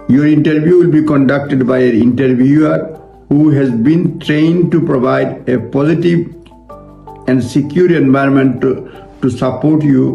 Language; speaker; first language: English; non-native, local second language; Bangla